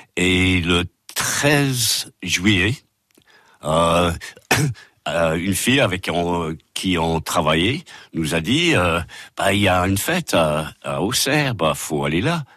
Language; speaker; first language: French; non-native, fluent; English